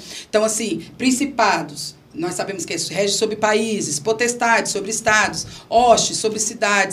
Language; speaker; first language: Portuguese; native; Portuguese